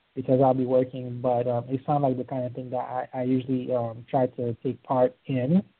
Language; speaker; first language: English; early bilingual, other home language; Haitian Creole